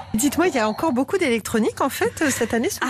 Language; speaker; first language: French; native; French